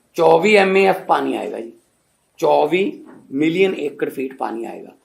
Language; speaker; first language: Hindi; non-native, local second language; Punjabi